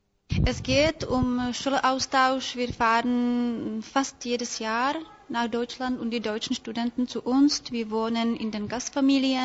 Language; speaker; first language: German; non-native, fluent; Czech